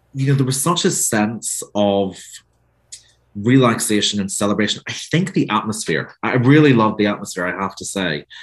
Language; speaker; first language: English; native; English